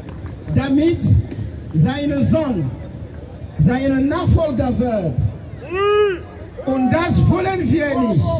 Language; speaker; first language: German; non-native, fluent; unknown